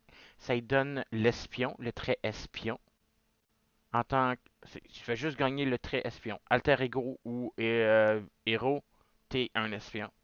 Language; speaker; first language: French; native; French